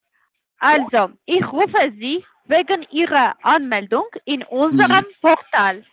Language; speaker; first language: German; non-native, learner; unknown